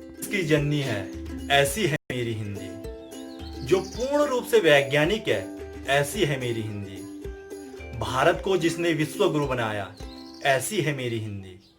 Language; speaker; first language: Hindi; native; Hindi